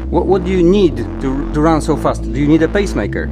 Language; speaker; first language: English; non-native, fluent; Polish